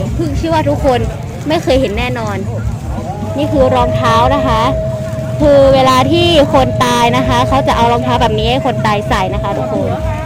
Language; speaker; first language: Thai; non-native, local second language; Hmong